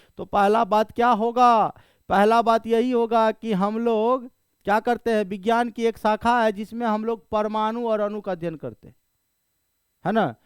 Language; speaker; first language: Hindi; native; Hindi